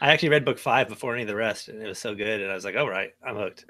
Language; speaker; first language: English; native; English